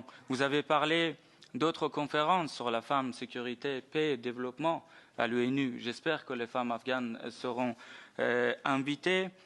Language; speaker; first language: French; non-native, fluent; Persian